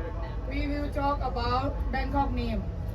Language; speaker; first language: English; non-native, learner; Thai